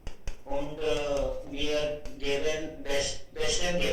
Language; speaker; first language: German; non-native, learner; Hindi